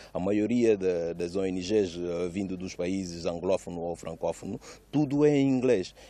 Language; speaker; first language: Portuguese; non-native, local second language; Upper Guinea Crioulo